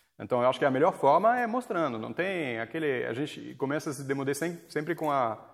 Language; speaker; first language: Portuguese; non-native, fluent; French